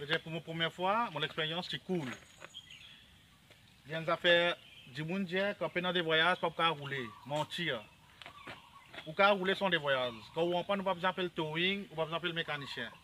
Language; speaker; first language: French; non-native, local second language; Morisyen